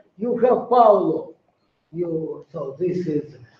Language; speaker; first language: English; non-native, fluent; Russian